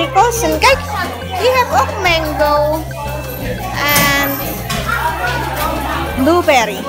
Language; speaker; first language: Dutch; non-native, local second language; Indonesian